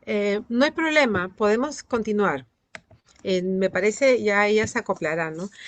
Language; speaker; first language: Spanish; native; Spanish